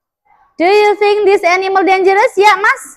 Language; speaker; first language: English; non-native, learner; Indonesian